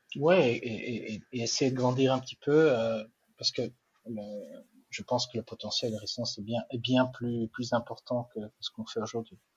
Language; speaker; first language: French; non-native, local second language; Dutch